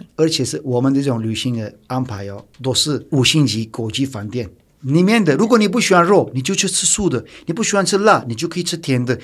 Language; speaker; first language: Chinese; non-native, fluent; Turkish